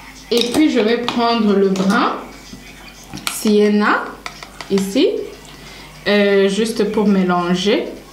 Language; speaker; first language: French; non-native, local second language; Rundi